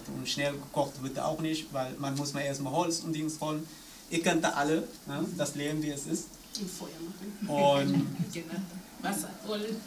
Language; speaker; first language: German; non-native, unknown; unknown